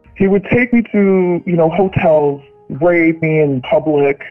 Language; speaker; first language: English; native; English